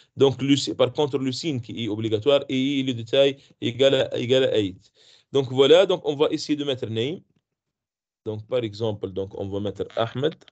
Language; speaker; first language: French; non-native, local second language; Arabic